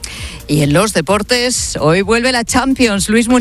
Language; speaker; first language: Spanish; native; Spanish